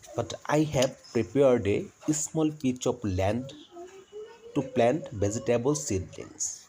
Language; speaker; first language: English; non-native, local second language; Bangla